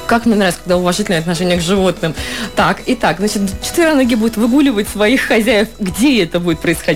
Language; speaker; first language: Russian; native; Russian